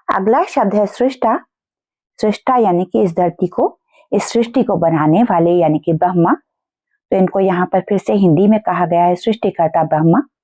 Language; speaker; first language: Hindi; native; Hindi